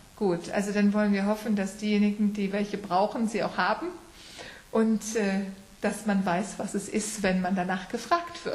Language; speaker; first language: German; native; German